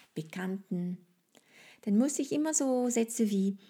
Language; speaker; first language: German; non-native, fluent; French